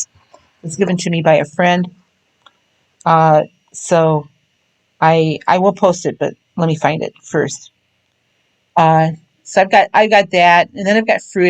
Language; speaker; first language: English; native; English